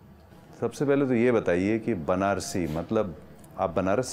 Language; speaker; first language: Hindi; native; Hindi